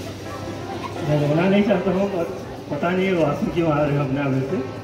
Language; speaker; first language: Hindi; non-native, local second language; Odia